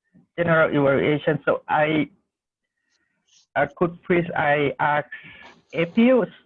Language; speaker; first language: English; non-native, learner; Thai